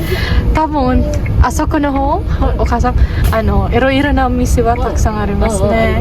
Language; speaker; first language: Japanese; non-native, learner; Filipino